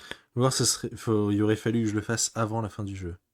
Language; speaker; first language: French; native; French